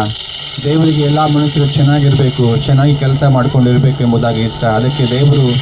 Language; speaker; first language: Kannada; native; Kannada